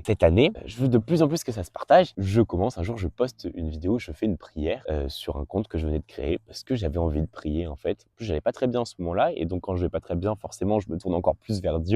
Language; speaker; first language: French; native; French